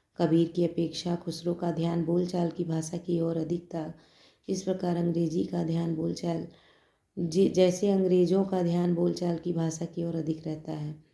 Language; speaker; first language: Hindi; native; Hindi